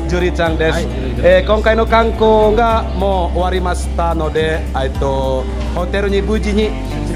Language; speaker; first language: Japanese; non-native, fluent; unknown